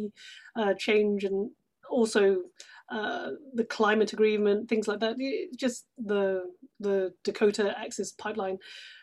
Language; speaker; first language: English; native; English